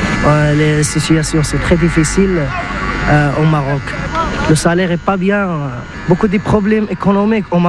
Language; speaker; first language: French; non-native, learner; Arabic